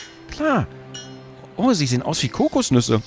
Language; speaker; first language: German; native; German